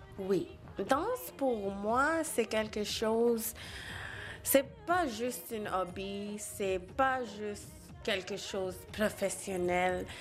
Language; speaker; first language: French; non-native, local second language; Bangla